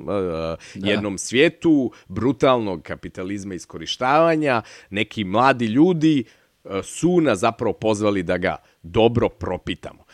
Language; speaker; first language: Serbian; native; Serbian